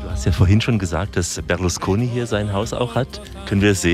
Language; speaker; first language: German; native; German